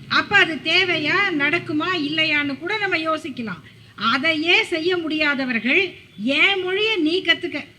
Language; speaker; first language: Tamil; native; Tamil